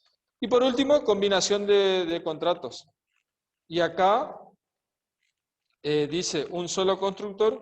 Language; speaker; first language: Spanish; native; Spanish